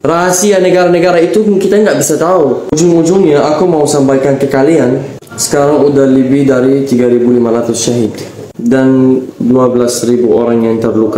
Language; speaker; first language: Indonesian; non-native, fluent; Arabic